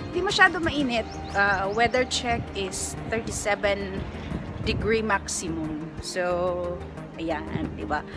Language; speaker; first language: Filipino; non-native, local second language; Cebuano